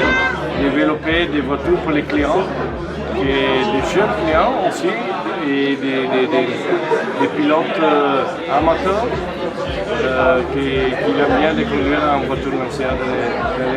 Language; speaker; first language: French; non-native, fluent; Italian